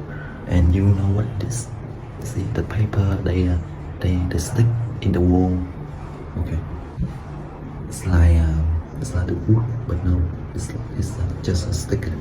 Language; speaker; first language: English; non-native, learner; Vietnamese